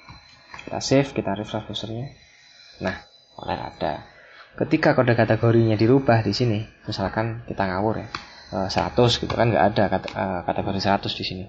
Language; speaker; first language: Indonesian; native; Indonesian